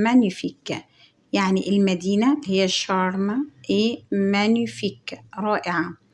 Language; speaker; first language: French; non-native, fluent; Arabic